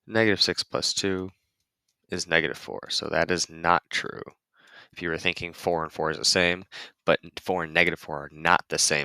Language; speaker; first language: English; native; English